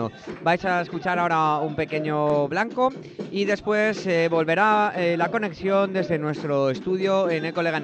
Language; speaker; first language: Spanish; native; Spanish